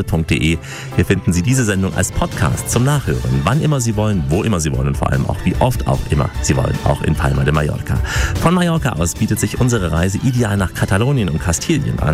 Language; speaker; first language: German; native; German